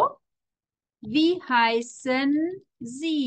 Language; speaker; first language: German; non-native, fluent; Spanish